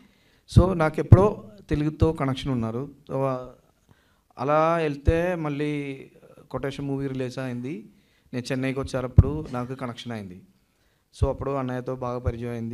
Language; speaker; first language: Telugu; non-native, learner; Malayalam